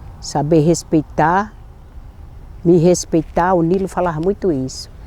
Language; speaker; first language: Portuguese; native; Portuguese